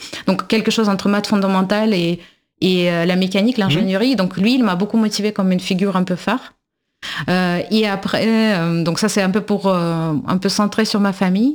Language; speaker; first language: French; non-native, fluent; Russian